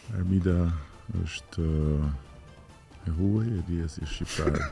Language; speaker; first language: Albanian; native; Albanian